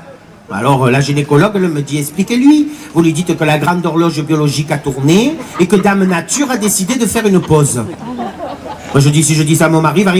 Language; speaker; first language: French; native; French